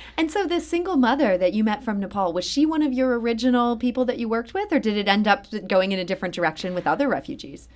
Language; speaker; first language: English; native; English